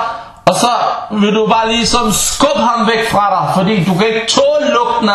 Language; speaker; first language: Danish; early bilingual, other home language; Arabic